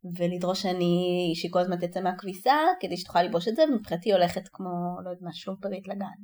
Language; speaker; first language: Hebrew; native; Hebrew